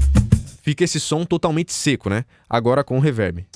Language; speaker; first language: Portuguese; native; Portuguese